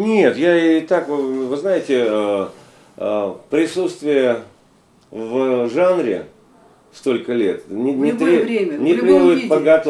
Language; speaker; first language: Russian; native; Russian